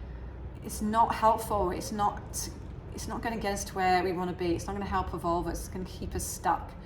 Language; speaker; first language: English; native; English